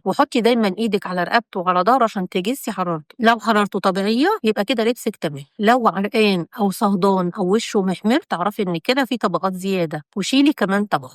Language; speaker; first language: Arabic; native; Arabic